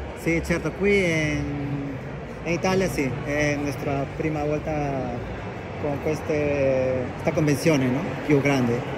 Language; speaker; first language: Italian; non-native, learner; Spanish